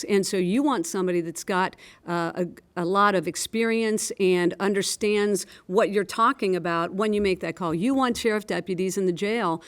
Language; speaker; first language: English; native; English